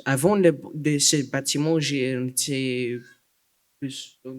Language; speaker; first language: French; non-native, local second language; English